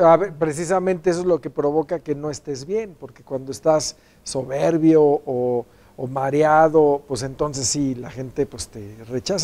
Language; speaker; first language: Spanish; native; Spanish